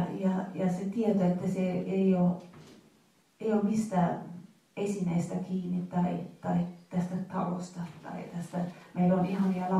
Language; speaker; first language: Finnish; non-native, fluent; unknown